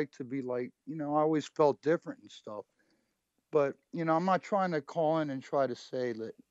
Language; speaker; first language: English; native; English